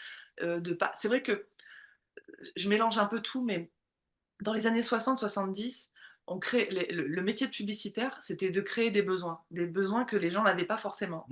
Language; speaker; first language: French; native; French